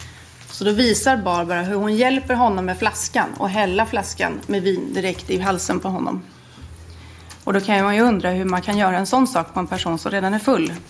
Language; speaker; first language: Swedish; native; Swedish